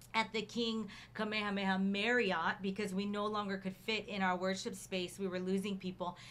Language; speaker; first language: English; native; English